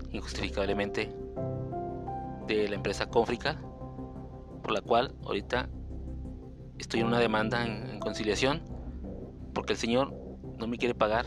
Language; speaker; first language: Spanish; native; Spanish